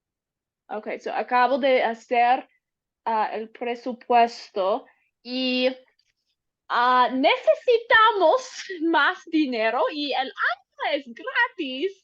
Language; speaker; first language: Spanish; non-native, learner; English